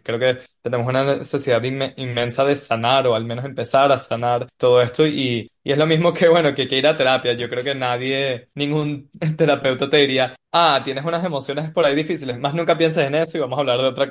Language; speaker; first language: Spanish; native; Spanish